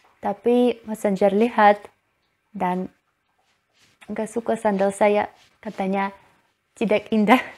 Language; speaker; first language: Indonesian; non-native, learner; Russian